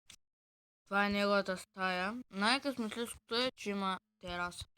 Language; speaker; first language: Bulgarian; native; Bulgarian